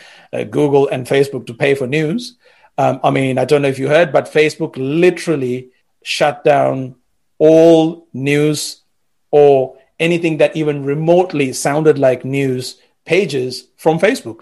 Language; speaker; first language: English; non-native, local second language; Sinhala